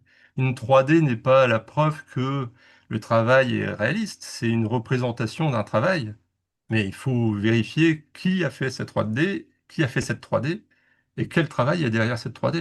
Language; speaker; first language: French; native; French